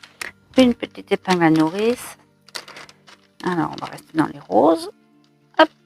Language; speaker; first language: French; native; French